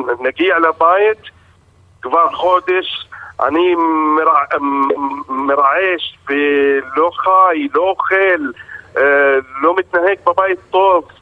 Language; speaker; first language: Hebrew; non-native, local second language; Arabic